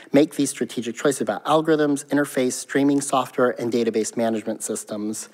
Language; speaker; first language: English; native; English